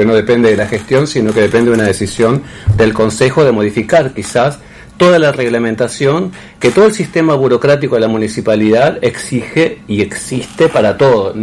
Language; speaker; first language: Spanish; native; Spanish